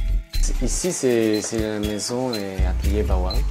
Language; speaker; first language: French; non-native, learner; Japanese